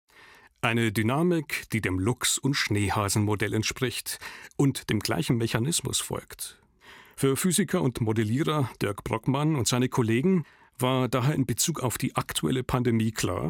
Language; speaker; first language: German; native; German